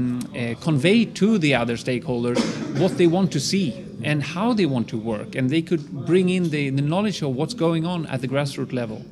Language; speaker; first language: English; non-native, fluent; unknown